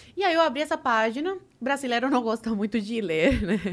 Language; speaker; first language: Portuguese; early bilingual, other home language; Spanish